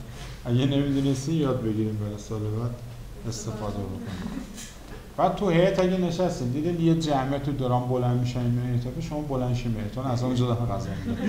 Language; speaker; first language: Persian; native; Persian